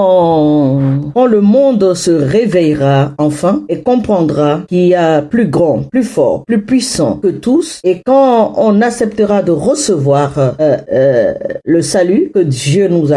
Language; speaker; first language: French; non-native, local second language; Hausa